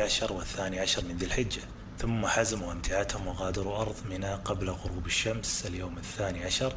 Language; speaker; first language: Arabic; native; Arabic